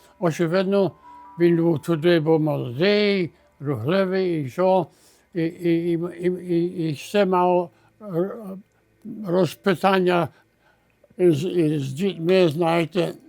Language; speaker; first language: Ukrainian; early bilingual, heritage; Ukrainian